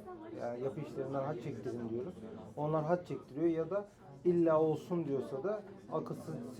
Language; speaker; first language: Turkish; native; Turkish